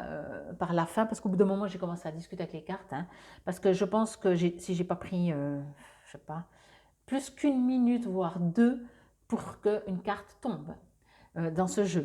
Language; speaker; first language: French; native; French